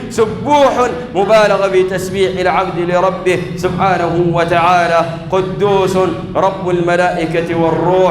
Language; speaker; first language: Arabic; native; Arabic